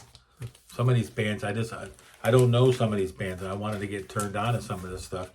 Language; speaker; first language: English; native; English